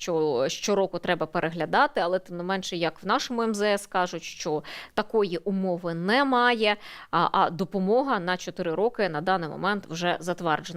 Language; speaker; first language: Ukrainian; native; Ukrainian